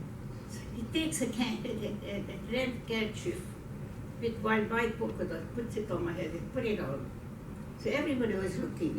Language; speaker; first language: English; non-native, fluent; Hungarian